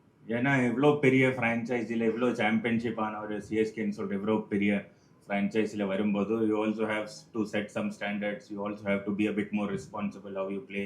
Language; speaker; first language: Tamil; non-native, local second language; Malayalam